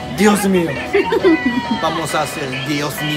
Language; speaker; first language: Spanish; non-native, learner; Japanese